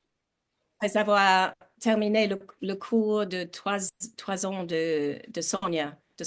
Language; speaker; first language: French; non-native, learner; English